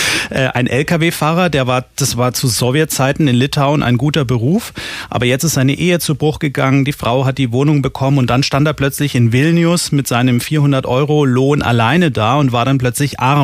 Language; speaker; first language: German; native; German